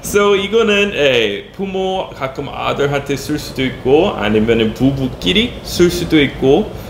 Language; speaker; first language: Korean; non-native, fluent; English